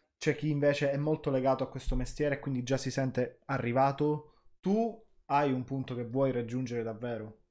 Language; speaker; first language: Italian; native; Italian